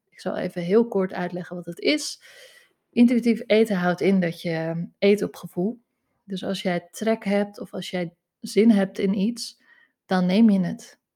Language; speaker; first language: Dutch; native; Dutch